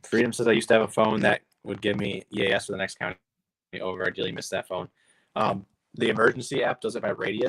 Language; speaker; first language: English; native; English